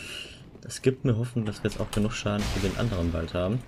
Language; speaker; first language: German; native; German